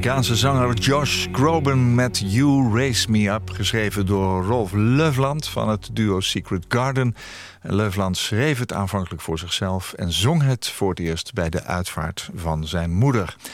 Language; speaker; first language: Dutch; native; Dutch